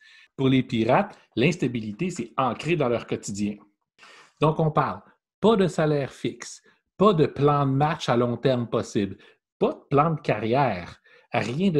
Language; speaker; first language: French; native; French